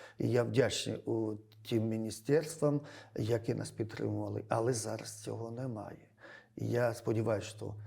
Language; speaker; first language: Ukrainian; non-native, fluent; Georgian